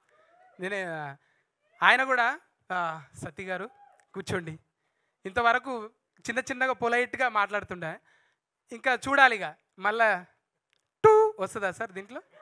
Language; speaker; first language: Telugu; native; Telugu